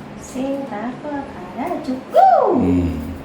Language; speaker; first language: Korean; non-native, learner; Thai